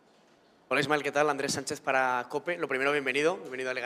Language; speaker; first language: Spanish; native; Spanish